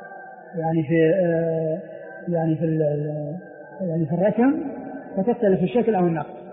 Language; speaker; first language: Arabic; native; Arabic